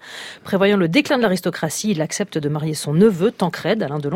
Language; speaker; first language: French; native; French